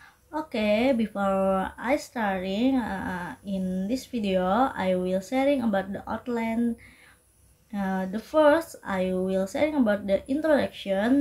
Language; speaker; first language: English; non-native, learner; Indonesian